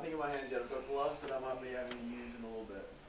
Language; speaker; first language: English; native; English